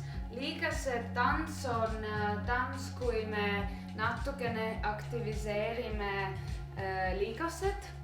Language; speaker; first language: Estonian; non-native, learner; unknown